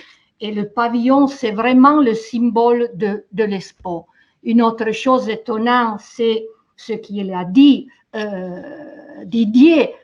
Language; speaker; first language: French; non-native, fluent; Italian